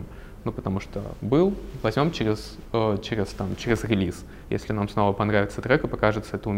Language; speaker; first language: Russian; native; Russian